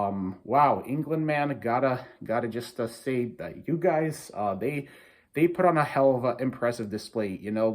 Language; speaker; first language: English; native; English